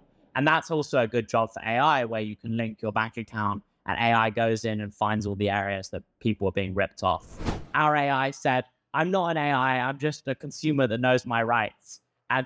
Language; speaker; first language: English; native; English